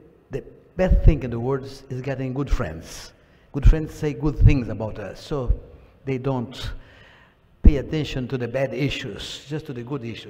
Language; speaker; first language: English; non-native, learner; Portuguese